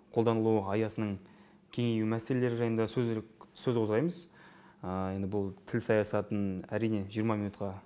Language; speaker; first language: Kazakh; native; Kazakh